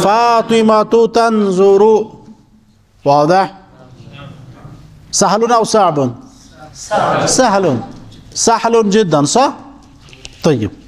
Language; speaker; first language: Arabic; non-native, fluent; Urdu